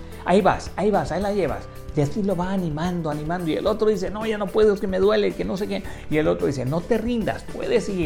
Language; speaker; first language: Spanish; native; Spanish